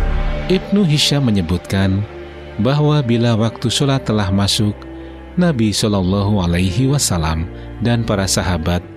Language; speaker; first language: Indonesian; native; Indonesian